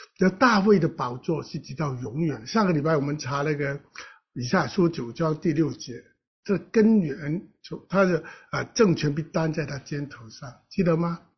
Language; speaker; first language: Chinese; non-native, local second language; Cantonese